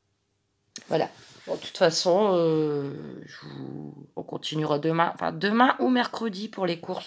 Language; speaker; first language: French; native; French